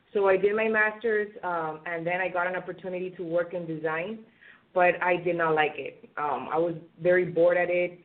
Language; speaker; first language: English; non-native, fluent; Spanish